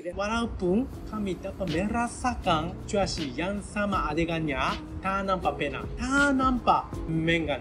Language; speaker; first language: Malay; non-native, learner; Japanese